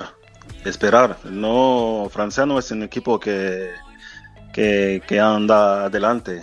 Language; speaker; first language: Spanish; non-native, fluent; French